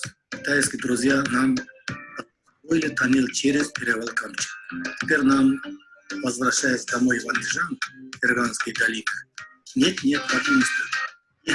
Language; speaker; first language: Russian; non-native, learner; Uzbek